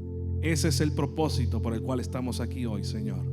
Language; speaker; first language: Spanish; native; Spanish